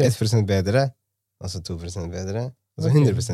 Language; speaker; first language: Norwegian; early bilingual, other home language; Somali